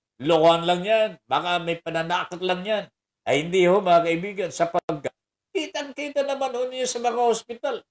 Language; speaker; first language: Filipino; native; Filipino